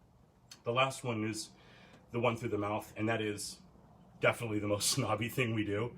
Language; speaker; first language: English; native; English